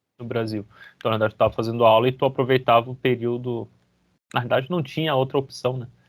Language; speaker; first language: Portuguese; native; Portuguese